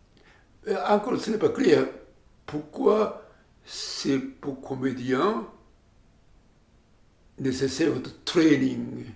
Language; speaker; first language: French; non-native, learner; Japanese